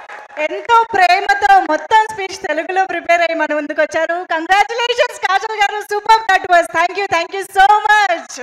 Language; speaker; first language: Telugu; native; Telugu